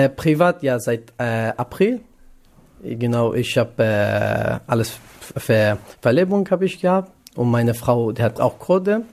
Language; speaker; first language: German; non-native, learner; Kurdish